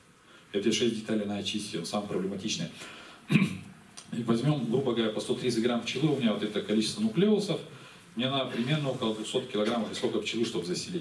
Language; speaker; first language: Russian; native; Russian